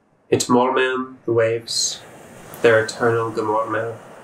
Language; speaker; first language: English; native; English